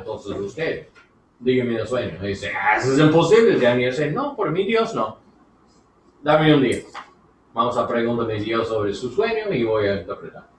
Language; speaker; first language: Spanish; non-native, learner; English